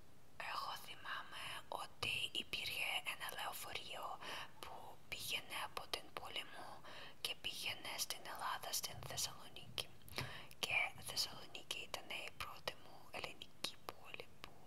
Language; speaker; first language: Greek; non-native, learner; Ukrainian